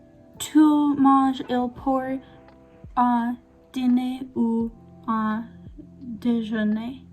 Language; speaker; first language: French; non-native, learner; English